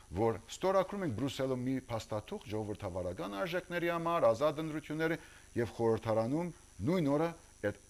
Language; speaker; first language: Armenian; early bilingual, heritage; Armenian